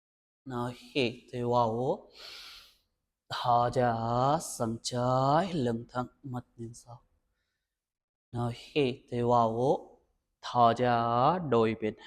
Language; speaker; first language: Vietnamese; non-native, learner; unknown